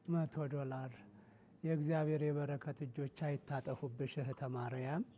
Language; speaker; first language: Amharic; native; Amharic